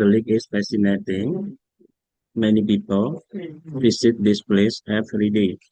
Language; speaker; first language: English; non-native, learner; Indonesian